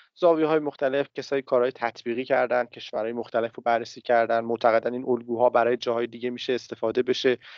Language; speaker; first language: Persian; native; Persian